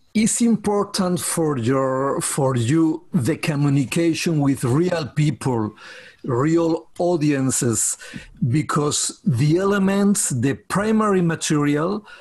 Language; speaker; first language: English; non-native, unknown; Spanish